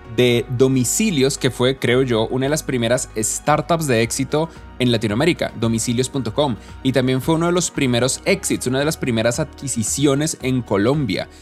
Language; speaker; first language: Spanish; native; Spanish